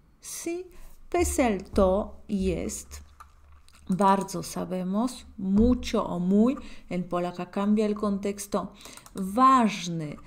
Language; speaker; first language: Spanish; non-native, fluent; Polish